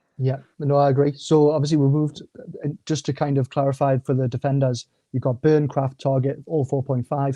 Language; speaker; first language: English; native; English